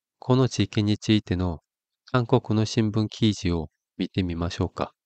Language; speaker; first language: Japanese; non-native, fluent; Korean